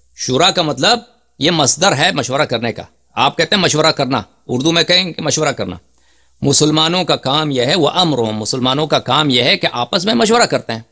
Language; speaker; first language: Urdu; non-native, fluent; Persian